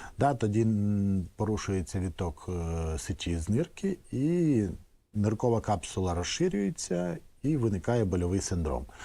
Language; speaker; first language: Ukrainian; native; Ukrainian